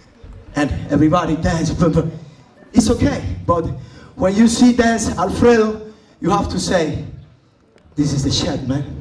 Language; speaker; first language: English; non-native, learner; Spanish